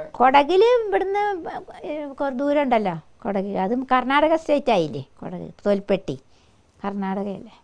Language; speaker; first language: Malayalam; native; Malayalam